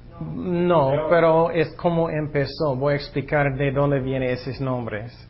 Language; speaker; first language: Spanish; non-native, fluent; English